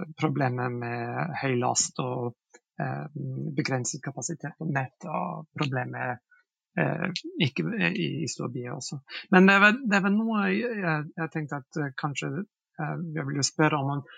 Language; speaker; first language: Norwegian; non-native, fluent; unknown